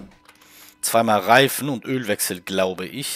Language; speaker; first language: German; native; German